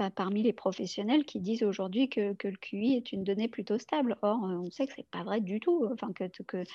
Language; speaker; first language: French; native; French